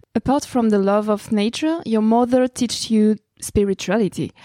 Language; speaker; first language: English; non-native, fluent; French